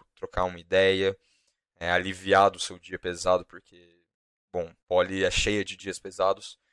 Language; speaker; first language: Portuguese; native; Portuguese